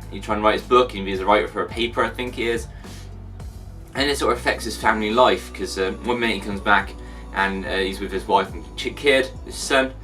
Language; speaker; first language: English; native; English